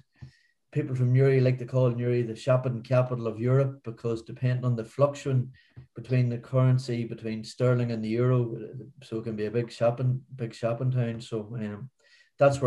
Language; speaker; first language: English; native; English